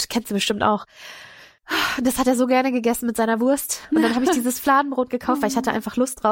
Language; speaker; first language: German; native; German